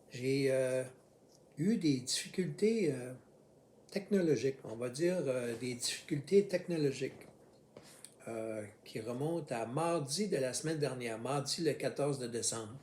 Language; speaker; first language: French; native; French